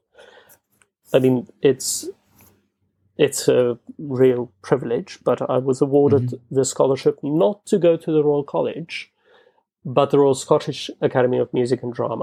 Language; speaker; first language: English; non-native, local second language; Afrikaans